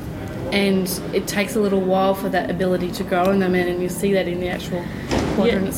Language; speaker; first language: English; native; English